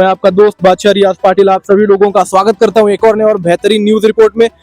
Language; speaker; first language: Hindi; non-native, local second language; Marathi